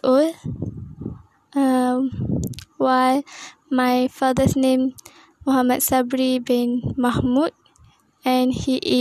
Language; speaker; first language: English; non-native, local second language; Malay